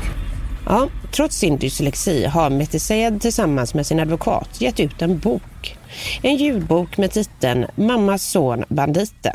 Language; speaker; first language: Swedish; native; Swedish